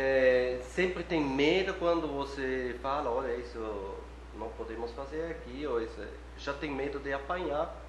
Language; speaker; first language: Portuguese; non-native, fluent; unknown